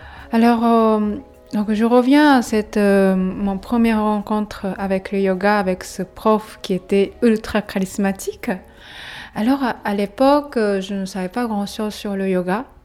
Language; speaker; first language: French; non-native, fluent; Japanese